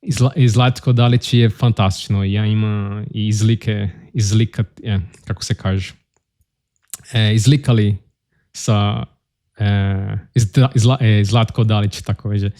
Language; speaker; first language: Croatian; non-native, learner; Portuguese